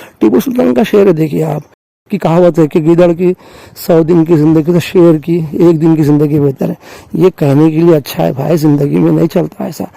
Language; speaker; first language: Urdu; native; Urdu